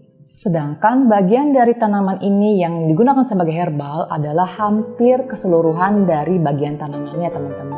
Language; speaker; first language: Indonesian; native; Indonesian